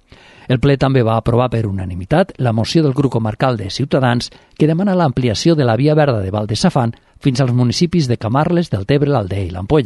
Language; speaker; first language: Catalan; native; Catalan